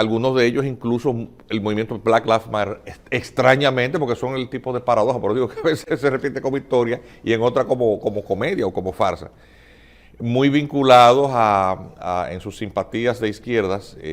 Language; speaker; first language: Spanish; native; Spanish